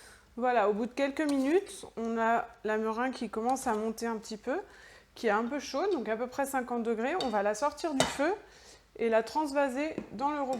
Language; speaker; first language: French; native; French